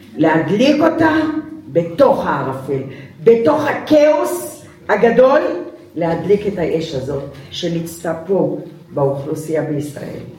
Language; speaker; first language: Hebrew; early bilingual, other home language; Arabic